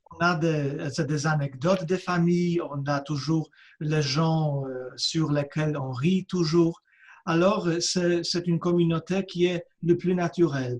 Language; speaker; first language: French; non-native, fluent; Polish